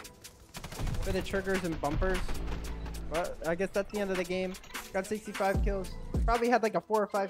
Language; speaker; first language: English; native; English